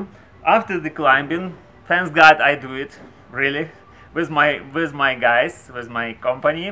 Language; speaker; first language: English; non-native, learner; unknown